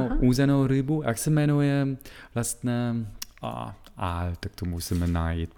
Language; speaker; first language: Czech; non-native, fluent; German